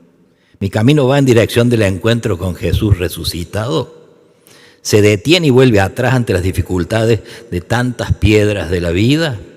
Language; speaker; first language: Spanish; native; Spanish